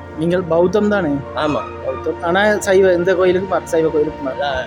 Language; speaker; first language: Tamil; native; Tamil